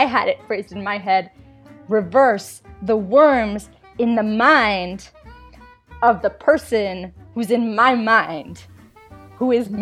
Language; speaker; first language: English; early bilingual, other home language; Tamil